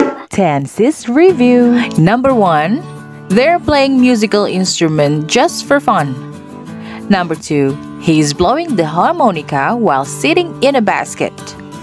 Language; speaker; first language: English; non-native, fluent; Indonesian